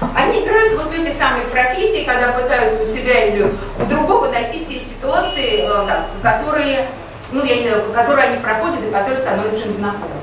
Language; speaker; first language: Russian; native; Russian